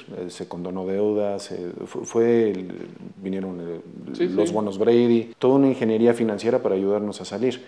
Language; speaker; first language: Spanish; native; Spanish